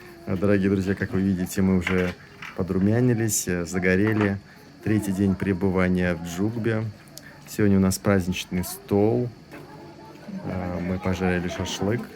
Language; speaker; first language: Russian; native; Russian